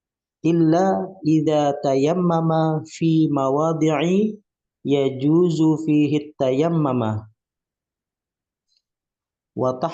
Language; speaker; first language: Arabic; non-native, learner; Indonesian